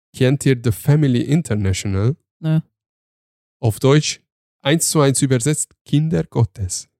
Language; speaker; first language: German; early bilingual, other home language; Turkish